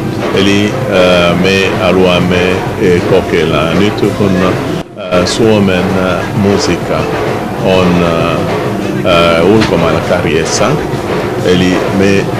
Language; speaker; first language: Finnish; non-native, fluent; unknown